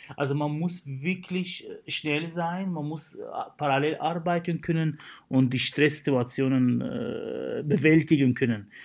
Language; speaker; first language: German; non-native, fluent; Arabic